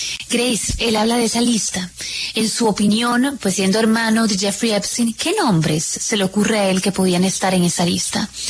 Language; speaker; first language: Spanish; native; Spanish